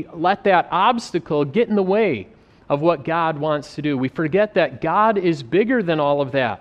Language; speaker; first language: English; native; English